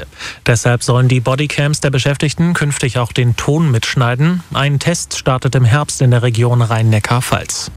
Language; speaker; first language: German; native; German